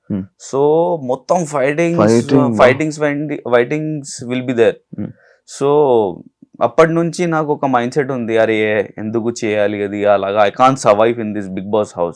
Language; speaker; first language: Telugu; non-native, learner; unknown